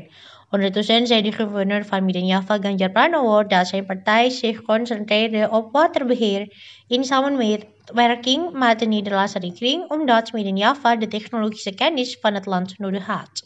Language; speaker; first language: Dutch; non-native, learner; Indonesian